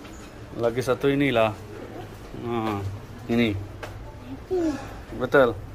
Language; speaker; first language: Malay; non-native, learner; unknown